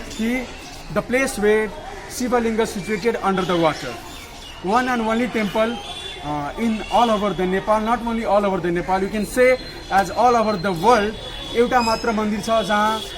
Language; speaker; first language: Nepali; non-native, local second language; Maithili